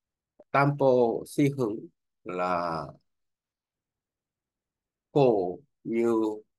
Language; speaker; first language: Vietnamese; non-native, learner; Korean